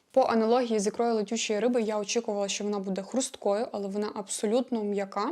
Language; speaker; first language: Ukrainian; non-native, local second language; Russian